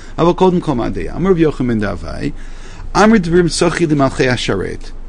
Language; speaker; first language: Hebrew; non-native, fluent; English